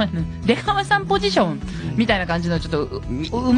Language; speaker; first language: Japanese; native; Japanese